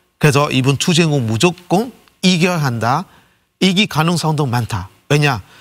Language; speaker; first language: Korean; non-native, fluent; Burmese